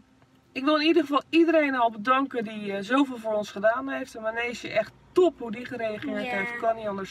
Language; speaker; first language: Dutch; native; Dutch